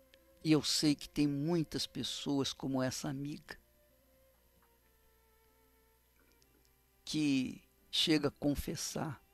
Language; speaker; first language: Portuguese; native; Portuguese